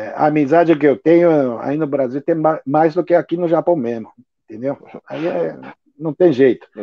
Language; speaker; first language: Portuguese; non-native, fluent; Japanese